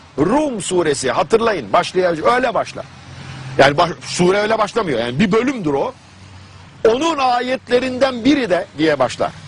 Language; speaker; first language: Turkish; non-native, fluent; German